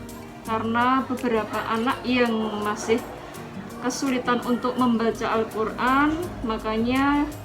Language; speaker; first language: Indonesian; native; Indonesian